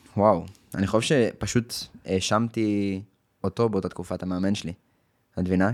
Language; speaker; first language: Hebrew; native; Hebrew